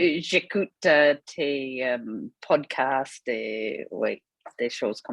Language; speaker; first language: French; non-native, fluent; English